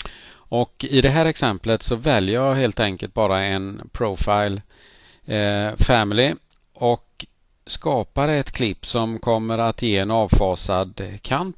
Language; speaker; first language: Swedish; native; Swedish